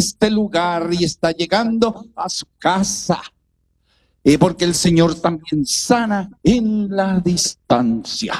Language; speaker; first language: Spanish; native; Spanish